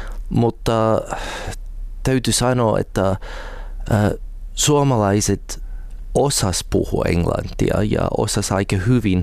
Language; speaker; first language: Finnish; non-native, learner; English